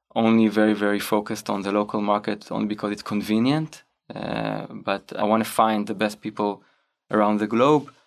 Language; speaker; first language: English; non-native, fluent; Hebrew